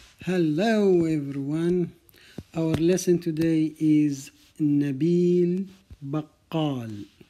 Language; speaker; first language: English; non-native, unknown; Arabic